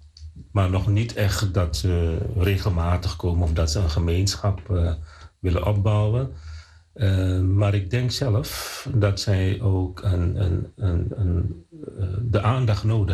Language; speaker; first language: Dutch; non-native, fluent; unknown